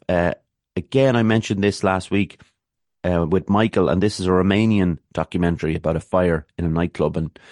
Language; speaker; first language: English; native; English